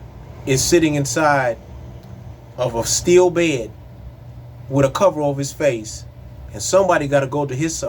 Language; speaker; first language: English; native; English